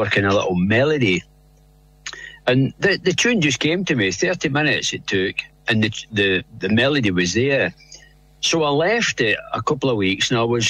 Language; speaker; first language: English; native; English